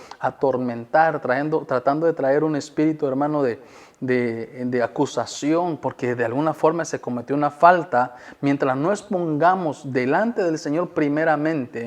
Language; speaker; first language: Spanish; native; Spanish